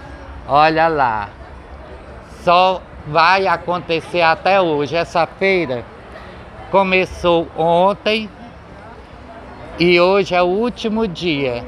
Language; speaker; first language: Portuguese; native; Portuguese